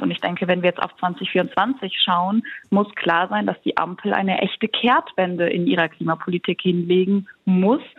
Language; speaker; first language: German; native; German